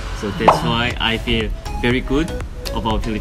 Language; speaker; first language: English; non-native, learner; Korean